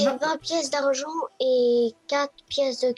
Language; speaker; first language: French; native; French